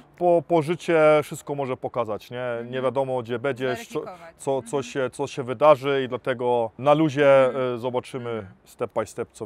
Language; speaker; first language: Polish; early bilingual, heritage; Polish